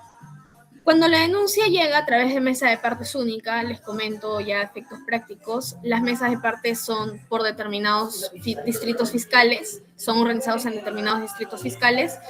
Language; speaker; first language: Spanish; native; Spanish